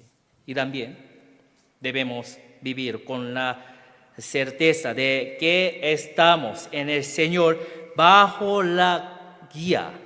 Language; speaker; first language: Spanish; non-native, learner; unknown